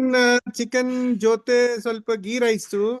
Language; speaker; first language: Kannada; non-native, learner; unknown